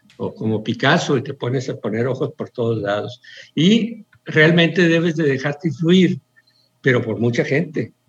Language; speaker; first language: Spanish; native; Spanish